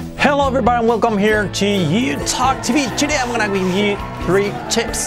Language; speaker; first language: English; non-native, fluent; Spanish